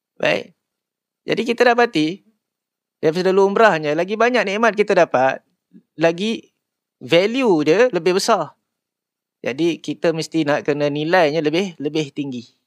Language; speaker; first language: Malay; native; Malay